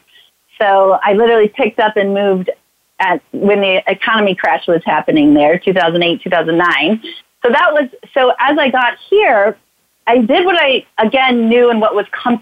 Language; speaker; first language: English; native; English